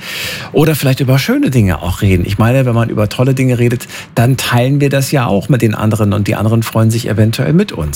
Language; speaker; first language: German; native; German